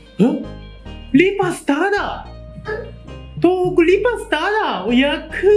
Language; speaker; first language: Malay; non-native, learner; Japanese